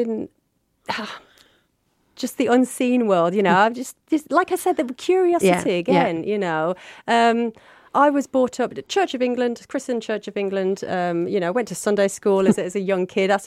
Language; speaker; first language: English; native; English